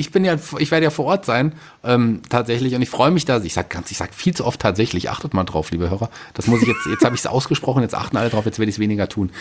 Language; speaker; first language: German; native; German